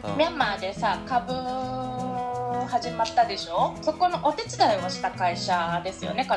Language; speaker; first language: Japanese; native; Japanese